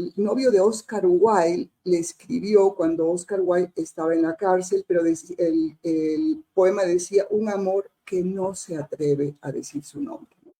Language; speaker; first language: Spanish; native; Spanish